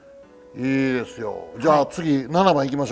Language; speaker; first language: Japanese; native; Japanese